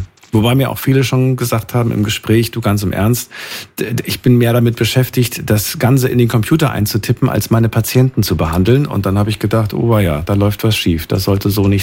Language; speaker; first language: German; native; German